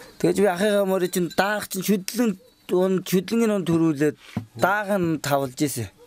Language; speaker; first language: Mongolian; native; Mongolian